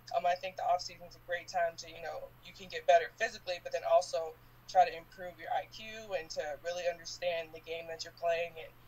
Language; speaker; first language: English; native; English